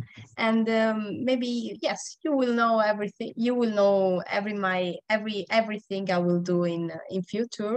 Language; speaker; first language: English; non-native, learner; Italian